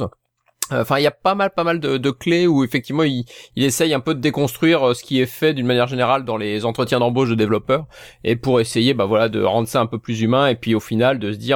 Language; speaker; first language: French; native; French